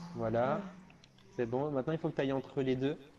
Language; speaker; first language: French; native; French